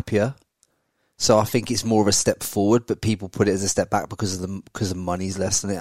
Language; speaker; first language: English; native; English